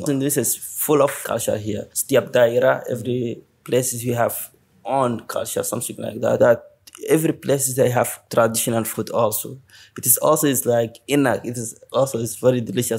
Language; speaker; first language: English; non-native, learner; Arabic